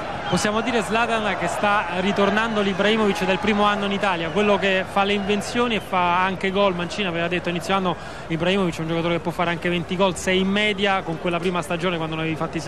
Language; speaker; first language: Italian; native; Italian